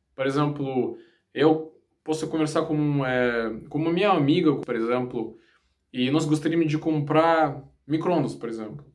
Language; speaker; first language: Portuguese; non-native, learner; Russian